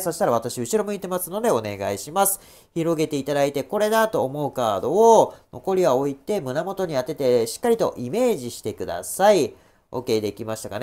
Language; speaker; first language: Japanese; native; Japanese